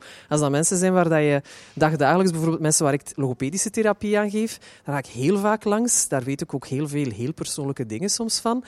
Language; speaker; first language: Dutch; native; Dutch